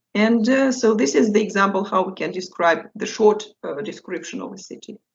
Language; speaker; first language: English; non-native, fluent; Russian